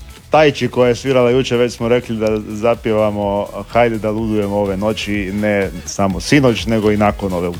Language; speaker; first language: Serbian; native; Serbian